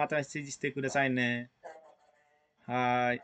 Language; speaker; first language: Japanese; non-native, fluent; Indonesian